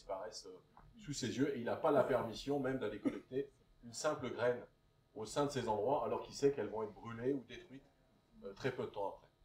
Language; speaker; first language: French; native; French